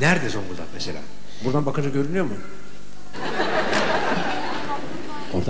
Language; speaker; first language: Turkish; native; Turkish